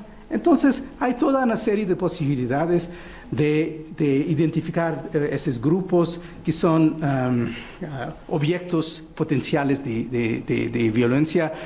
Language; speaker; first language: Spanish; non-native, fluent; Portuguese